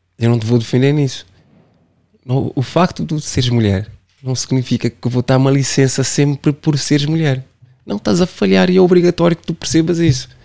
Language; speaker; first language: Portuguese; non-native, local second language; Kabuverdianu